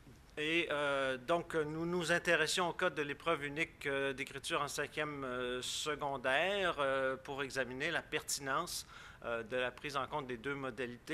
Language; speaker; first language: French; native; French